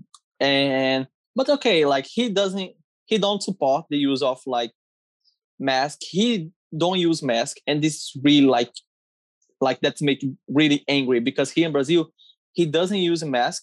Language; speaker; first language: English; non-native, learner; Portuguese